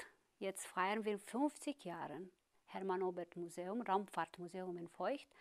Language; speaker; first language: German; non-native, fluent; Romanian